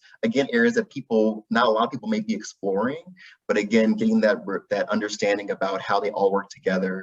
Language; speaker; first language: English; native; English